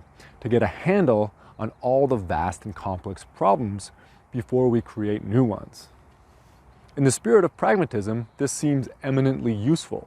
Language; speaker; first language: English; native; English